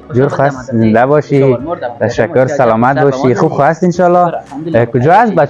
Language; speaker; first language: Persian; native; Persian